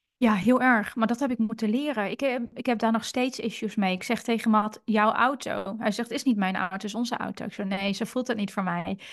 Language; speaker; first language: Dutch; native; Dutch